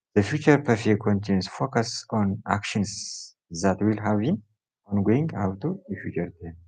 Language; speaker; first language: English; non-native, local second language; Amharic